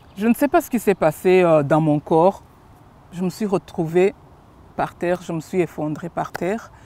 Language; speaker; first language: French; non-native, local second language; Kinyarwanda